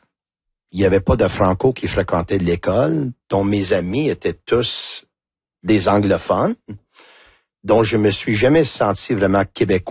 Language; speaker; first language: French; non-native, local second language; Italian